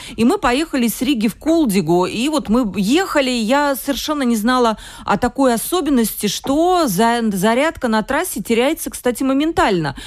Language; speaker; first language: Russian; native; Russian